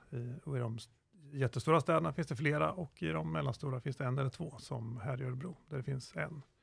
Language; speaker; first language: Swedish; native; Swedish